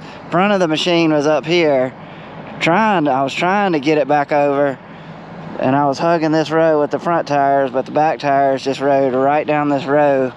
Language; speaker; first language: English; native; English